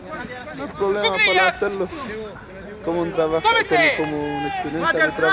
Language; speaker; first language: Spanish; non-native, learner; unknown